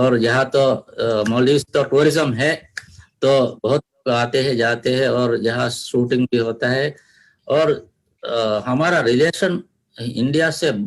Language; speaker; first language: Hindi; non-native, learner; Divehi